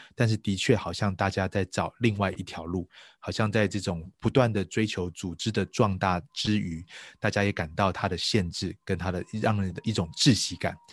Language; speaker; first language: Chinese; native; Chinese